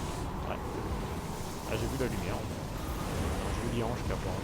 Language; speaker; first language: French; native; French